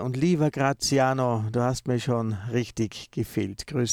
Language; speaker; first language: German; native; German